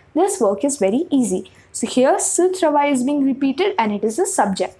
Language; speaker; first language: English; non-native, local second language; Hindi